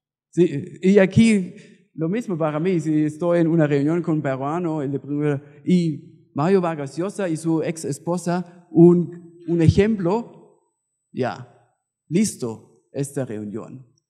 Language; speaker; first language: Spanish; non-native, fluent; German